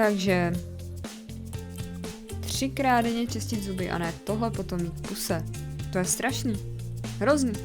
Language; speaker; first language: Czech; native; Czech